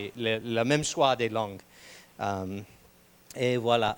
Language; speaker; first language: French; non-native, fluent; English